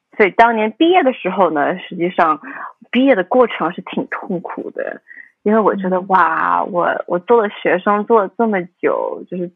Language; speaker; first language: Chinese; early bilingual, heritage; Chinese